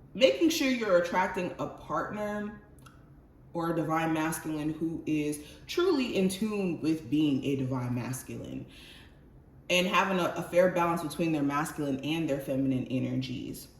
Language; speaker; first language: English; native; English